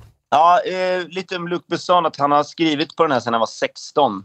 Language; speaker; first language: Swedish; native; Swedish